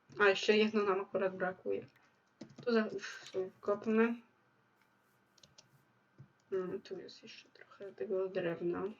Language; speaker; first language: Polish; native; Polish